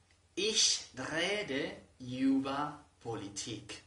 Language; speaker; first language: German; non-native, fluent; Spanish